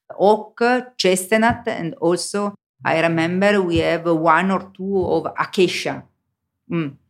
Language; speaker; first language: English; non-native, learner; Italian